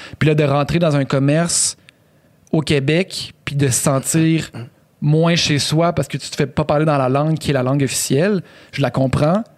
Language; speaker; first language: French; native; French